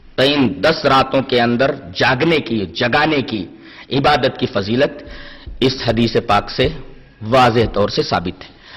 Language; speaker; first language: Urdu; native; Urdu